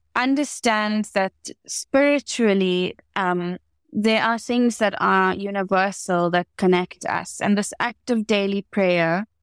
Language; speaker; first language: English; native; English